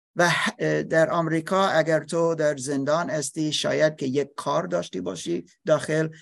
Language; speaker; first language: Persian; non-native, learner; English